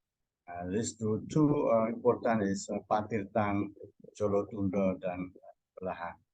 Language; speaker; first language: English; non-native, learner; Indonesian